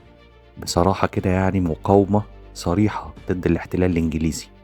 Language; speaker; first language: Arabic; native; Arabic